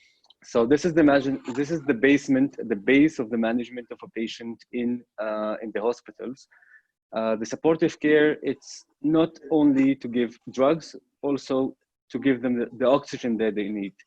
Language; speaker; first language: English; non-native, fluent; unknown